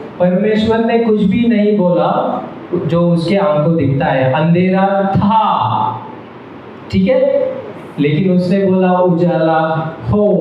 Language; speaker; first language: Hindi; non-native, local second language; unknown